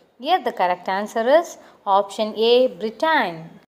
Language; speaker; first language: English; non-native, local second language; Tamil